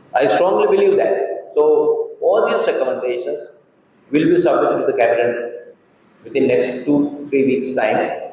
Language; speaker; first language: English; non-native, local second language; Sinhala